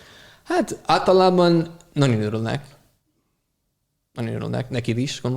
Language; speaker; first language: Hungarian; non-native, fluent; English